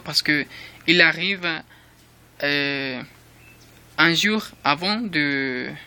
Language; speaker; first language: French; non-native, learner; Spanish